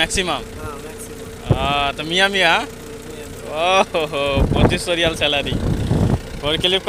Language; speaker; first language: Hindi; non-native, learner; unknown